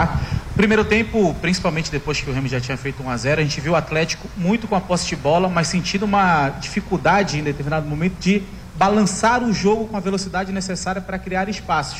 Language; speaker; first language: Portuguese; native; Portuguese